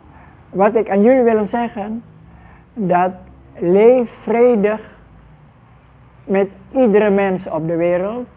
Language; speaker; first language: Dutch; non-native, fluent; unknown